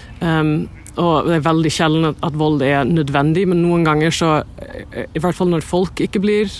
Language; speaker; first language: Norwegian; non-native, fluent; English